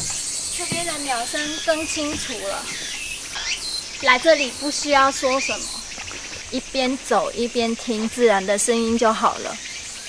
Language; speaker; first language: Chinese; non-native, fluent; Vietnamese